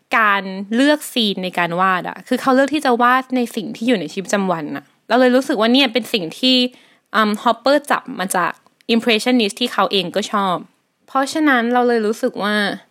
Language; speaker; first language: Thai; native; Thai